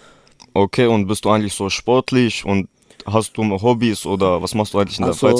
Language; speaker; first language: German; early bilingual, other home language; Kurdish